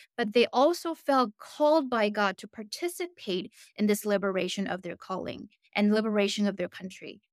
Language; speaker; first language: English; early bilingual, other home language; Korean